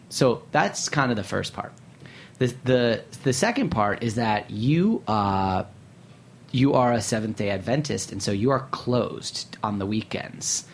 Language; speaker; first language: English; native; English